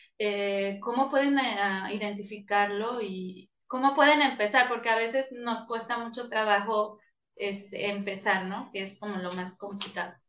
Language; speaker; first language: Spanish; native; Spanish